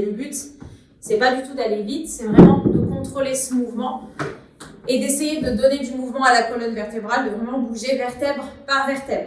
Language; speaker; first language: French; native; French